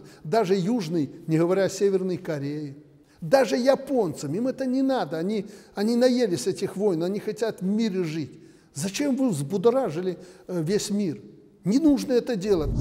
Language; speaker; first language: Russian; native; Russian